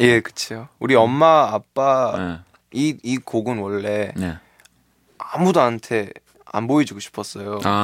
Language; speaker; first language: Korean; early bilingual, heritage; Korean